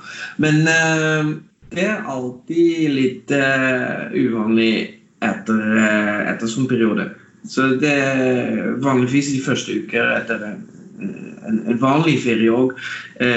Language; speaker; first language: Norwegian; non-native, fluent; Dutch